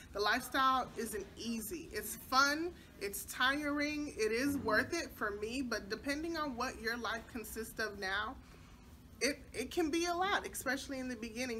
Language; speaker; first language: English; native; English